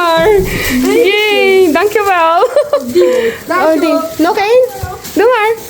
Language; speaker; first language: Dutch; non-native, fluent; Filipino